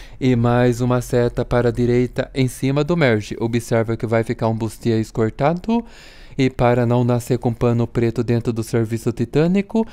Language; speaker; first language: Portuguese; native; Portuguese